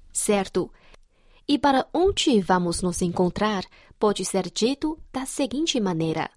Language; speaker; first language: Portuguese; non-native, fluent; Chinese